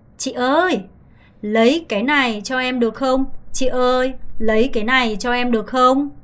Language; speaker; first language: Vietnamese; non-native, fluent; Korean